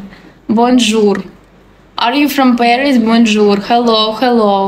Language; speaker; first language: English; non-native, learner; Russian